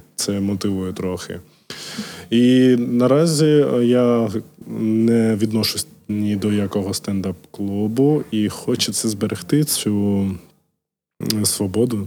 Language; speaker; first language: Ukrainian; non-native, local second language; Russian